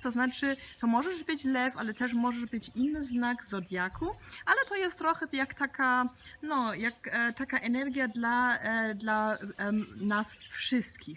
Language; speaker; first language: Polish; early bilingual, heritage; Polish